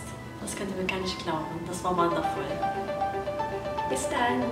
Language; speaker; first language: German; non-native, fluent; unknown